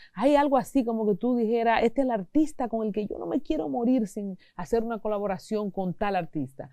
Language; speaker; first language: Spanish; native; Spanish